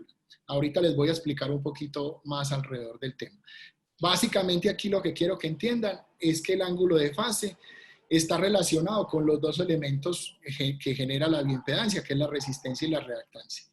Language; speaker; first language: Spanish; native; Spanish